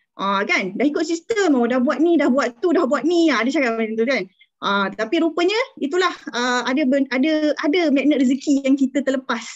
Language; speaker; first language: Malay; native; Malay